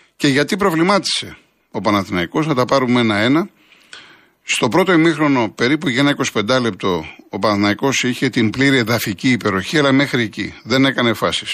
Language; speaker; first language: Greek; native; Greek